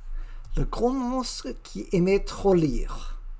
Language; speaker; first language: French; non-native, learner; English